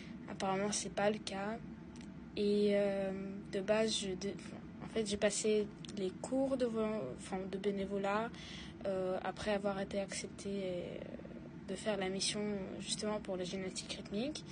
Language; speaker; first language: French; non-native, fluent; Russian